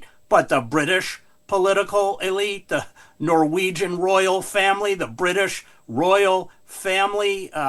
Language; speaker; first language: English; native; English